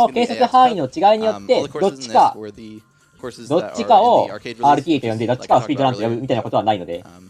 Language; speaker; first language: Japanese; native; Japanese